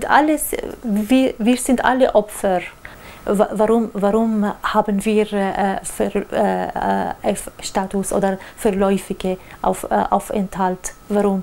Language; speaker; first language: German; non-native, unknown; Arabic